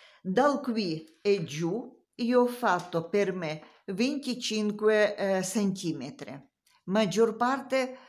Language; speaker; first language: Italian; non-native, learner; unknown